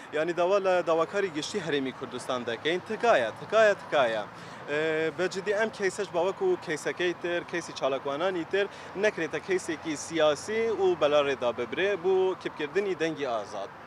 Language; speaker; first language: Central Kurdish; non-native, local second language; Kurdish